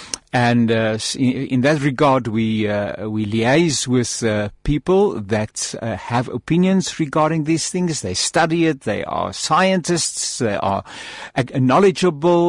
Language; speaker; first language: English; non-native, local second language; Afrikaans